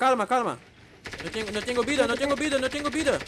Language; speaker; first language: Spanish; non-native, learner; Portuguese